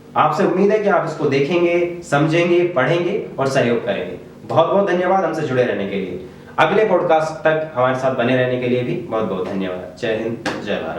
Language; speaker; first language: Hindi; native; Hindi